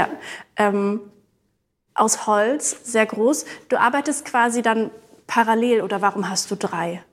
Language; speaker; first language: German; native; German